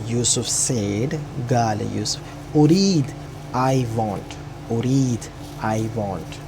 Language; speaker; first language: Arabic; non-native, fluent; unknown